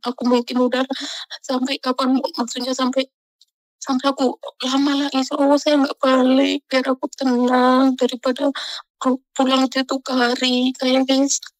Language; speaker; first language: Indonesian; non-native, local second language; Javanese